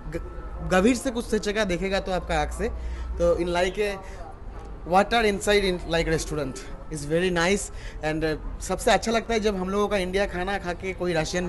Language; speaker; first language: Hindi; non-native, local second language; Bangla